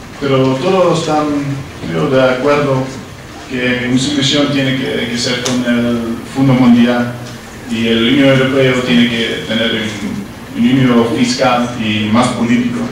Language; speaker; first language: Spanish; non-native, learner; Dutch